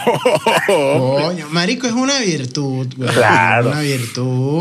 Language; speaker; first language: Spanish; native; Spanish